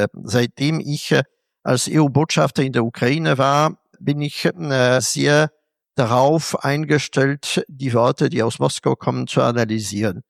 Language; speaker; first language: German; non-native, fluent; Polish